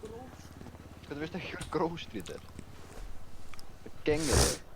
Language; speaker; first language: Icelandic; native; Icelandic